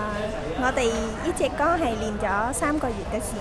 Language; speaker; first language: Cantonese; early bilingual, heritage; Cantonese